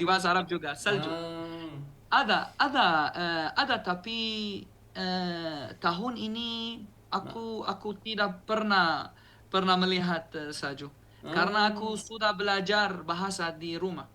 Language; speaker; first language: Indonesian; non-native, learner; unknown